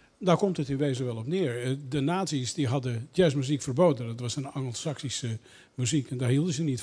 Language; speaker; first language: Dutch; native; Dutch